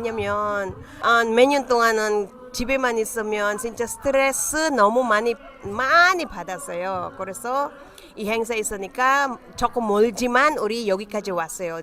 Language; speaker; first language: Korean; non-native, learner; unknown